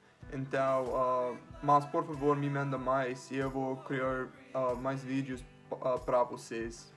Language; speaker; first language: Portuguese; non-native, fluent; English